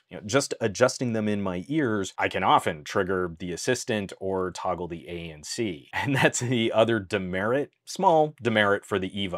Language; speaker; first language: English; native; English